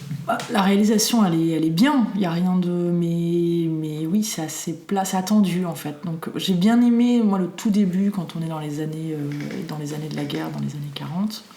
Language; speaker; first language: French; native; French